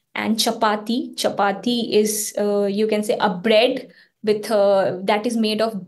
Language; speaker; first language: English; non-native, local second language; Hindi